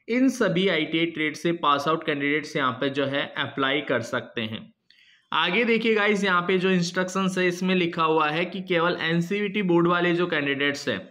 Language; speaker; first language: Hindi; native; Hindi